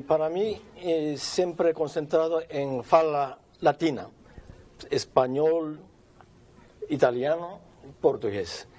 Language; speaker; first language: Portuguese; non-native, learner; Japanese